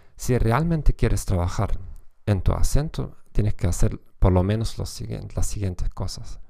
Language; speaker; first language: Spanish; non-native, fluent; German